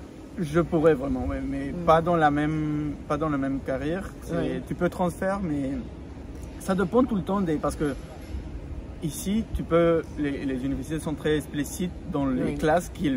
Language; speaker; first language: French; non-native, fluent; Spanish